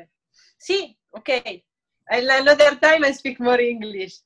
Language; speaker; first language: English; non-native, learner; Italian